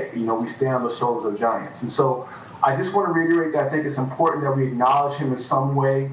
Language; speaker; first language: English; native; English